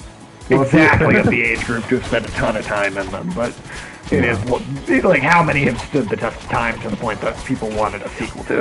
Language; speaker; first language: English; native; English